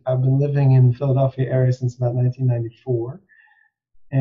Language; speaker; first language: English; native; English